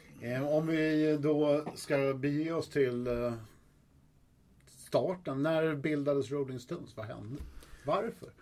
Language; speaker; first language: Swedish; native; Swedish